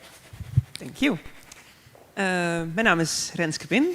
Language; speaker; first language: Dutch; native; Dutch